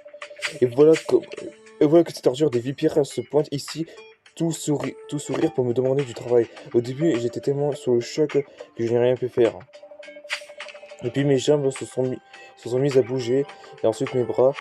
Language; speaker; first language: French; native; French